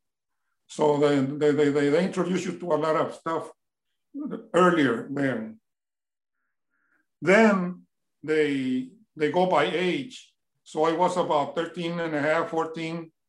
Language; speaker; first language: English; non-native, fluent; Spanish